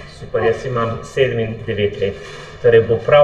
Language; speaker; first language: Slovenian; non-native, fluent; English